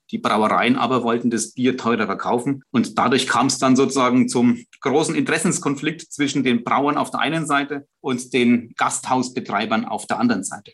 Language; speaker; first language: German; native; German